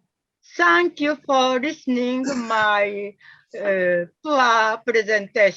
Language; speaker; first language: English; non-native, learner; Japanese